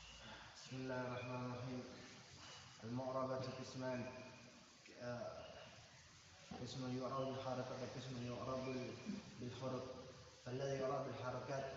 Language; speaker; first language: Arabic; non-native, learner; Indonesian